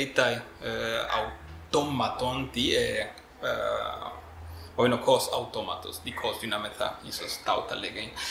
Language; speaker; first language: Greek; non-native, fluent; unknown